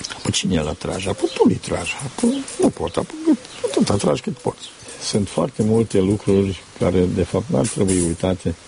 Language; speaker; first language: Romanian; native; Romanian